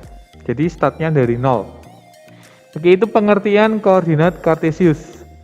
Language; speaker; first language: Indonesian; native; Indonesian